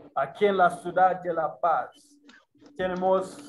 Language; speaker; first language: Spanish; non-native, learner; English